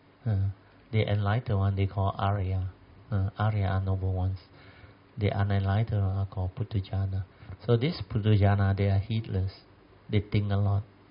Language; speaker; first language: English; non-native, local second language; Min Nan Chinese